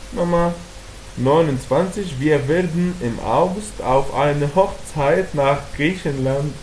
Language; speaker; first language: German; non-native, fluent; Arabic